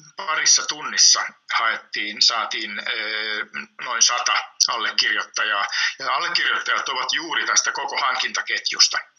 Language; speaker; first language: Finnish; native; Finnish